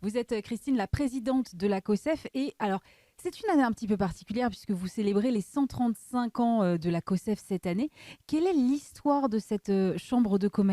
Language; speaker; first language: French; native; French